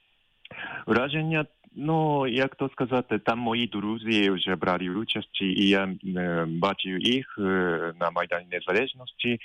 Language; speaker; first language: Ukrainian; non-native, fluent; Japanese